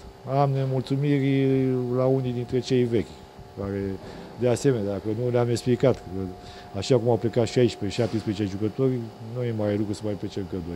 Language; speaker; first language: Romanian; native; Romanian